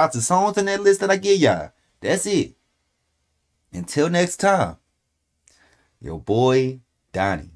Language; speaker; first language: English; native; English